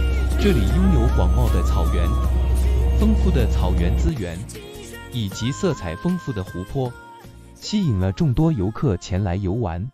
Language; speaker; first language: Chinese; native; Chinese